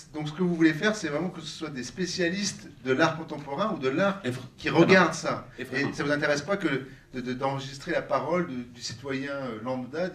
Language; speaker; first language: French; native; French